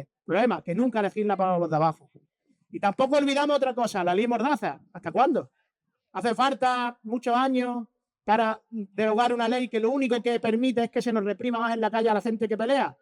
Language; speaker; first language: Spanish; native; Spanish